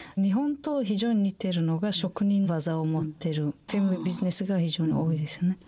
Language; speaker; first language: Japanese; non-native, fluent; Uzbek